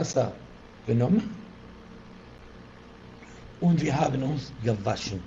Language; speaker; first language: German; non-native, fluent; Arabic